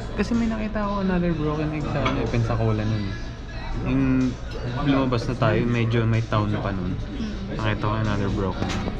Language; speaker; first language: Filipino; native; Filipino